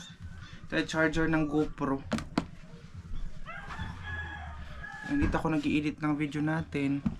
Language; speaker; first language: Filipino; native; Filipino